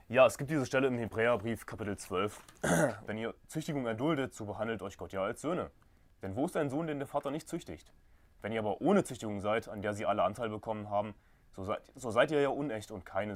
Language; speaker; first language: German; native; German